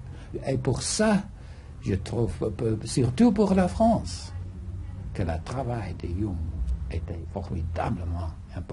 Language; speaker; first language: French; non-native, fluent; English